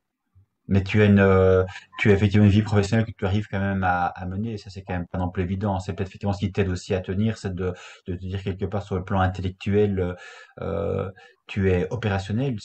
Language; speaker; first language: French; native; French